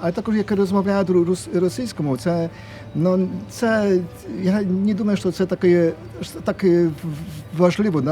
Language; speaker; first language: Polish; non-native, learner; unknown